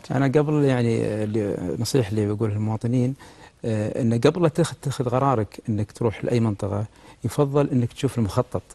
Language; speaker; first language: Arabic; native; Arabic